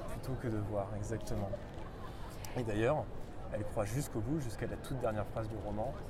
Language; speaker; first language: French; native; French